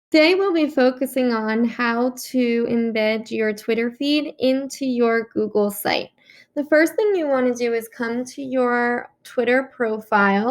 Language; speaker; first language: English; native; English